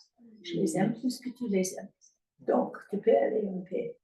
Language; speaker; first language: French; native; French